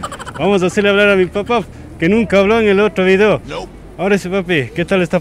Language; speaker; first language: Spanish; native; Spanish